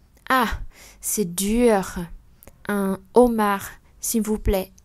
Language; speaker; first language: French; non-native, fluent; Vietnamese